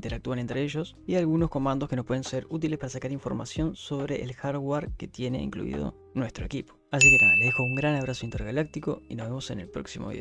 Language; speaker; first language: Spanish; native; Spanish